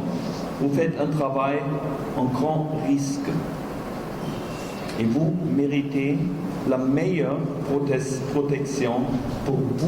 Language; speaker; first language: French; non-native, fluent; German